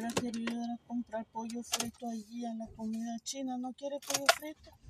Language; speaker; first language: Spanish; native; Spanish